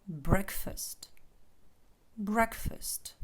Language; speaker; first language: English; non-native, fluent; Ukrainian